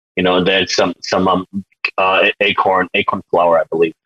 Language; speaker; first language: English; native; English